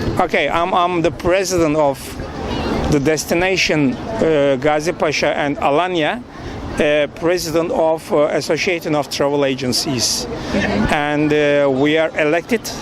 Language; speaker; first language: English; non-native, fluent; Turkish